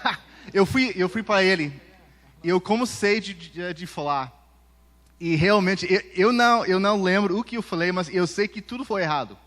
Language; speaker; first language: Portuguese; early bilingual, heritage; Portuguese